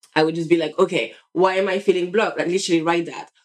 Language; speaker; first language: English; non-native, fluent; French